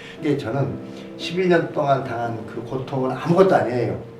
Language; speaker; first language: Korean; native; Korean